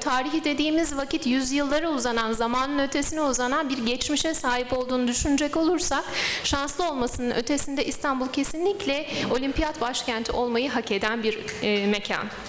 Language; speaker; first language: Turkish; native; Turkish